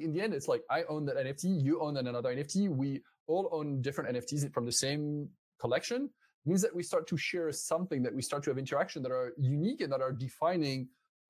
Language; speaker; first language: English; non-native, fluent; French